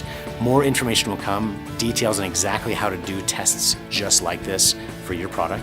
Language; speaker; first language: English; native; English